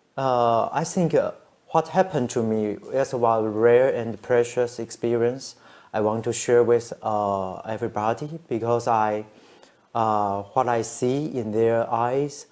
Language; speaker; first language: English; non-native, fluent; Chinese